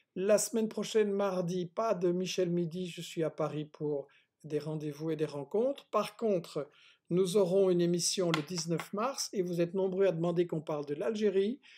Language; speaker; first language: French; native; French